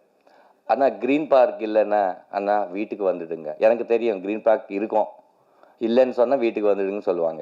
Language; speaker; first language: Tamil; non-native, learner; Telugu